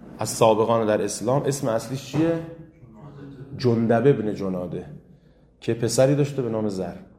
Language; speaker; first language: Persian; native; Persian